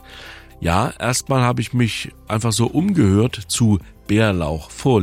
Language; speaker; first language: German; native; German